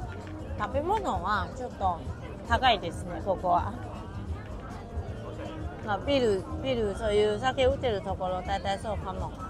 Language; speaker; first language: Japanese; non-native, fluent; Chinese